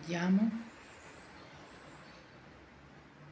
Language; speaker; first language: Italian; non-native, fluent; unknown